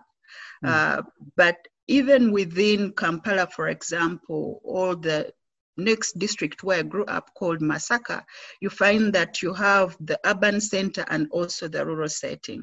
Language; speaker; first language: English; non-native, local second language; Ganda